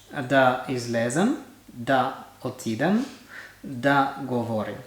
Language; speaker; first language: Bulgarian; non-native, learner; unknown